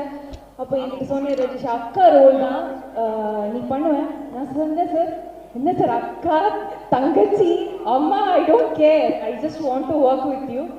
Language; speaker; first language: Tamil; non-native, fluent; Malayalam